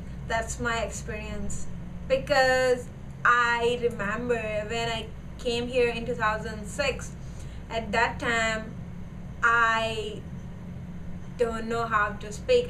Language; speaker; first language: English; non-native, learner; Gujarati